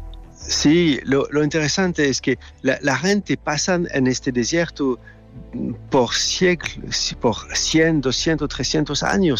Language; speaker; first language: Spanish; non-native, learner; French